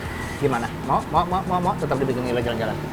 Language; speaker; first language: Indonesian; native; Indonesian